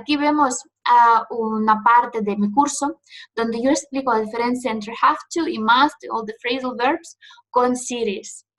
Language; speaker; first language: Spanish; non-native, fluent; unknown